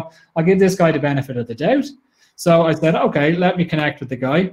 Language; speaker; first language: English; native; English